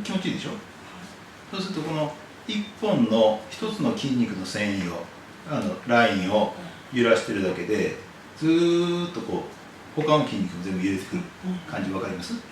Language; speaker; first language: Japanese; native; Japanese